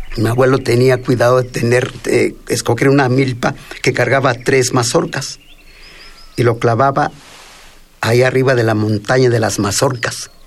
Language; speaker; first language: Spanish; non-native, local second language; Mixtepec Mixtec